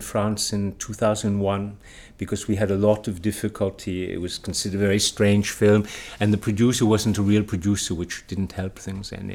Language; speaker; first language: English; native; English